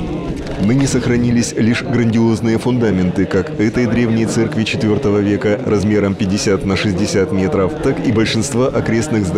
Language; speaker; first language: Russian; native; Russian